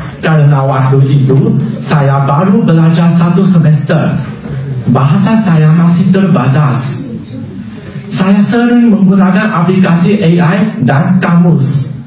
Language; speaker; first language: Indonesian; non-native, learner; Chinese